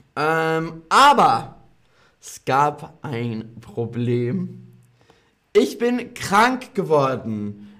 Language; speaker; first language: German; non-native, fluent; English